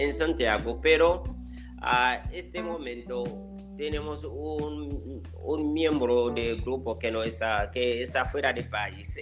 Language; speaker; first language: Spanish; non-native, learner; Haitian Creole